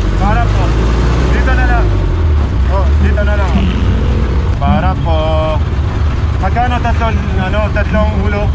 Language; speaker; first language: Filipino; non-native, learner; Arabic